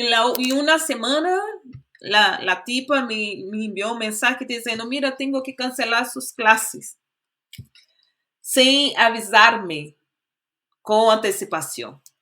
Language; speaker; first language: Spanish; non-native, fluent; Portuguese